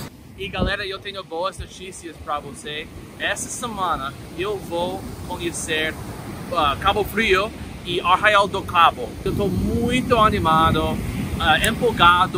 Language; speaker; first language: Portuguese; non-native, fluent; English